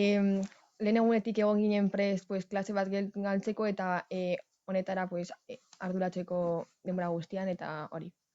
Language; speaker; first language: Basque; non-native, local second language; Spanish